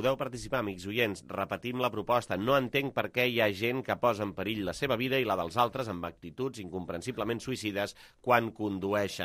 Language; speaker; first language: Catalan; native; Catalan